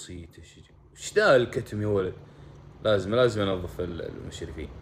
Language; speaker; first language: Arabic; native; Arabic